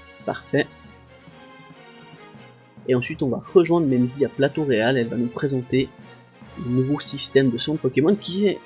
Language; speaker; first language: French; native; French